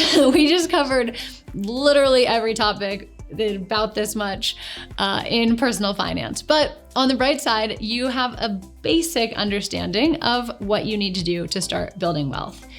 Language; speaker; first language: English; native; English